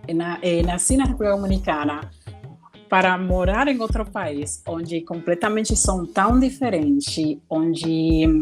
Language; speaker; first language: Portuguese; non-native, fluent; Spanish